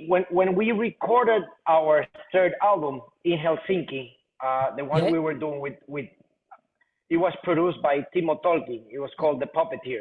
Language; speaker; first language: English; non-native, fluent; Spanish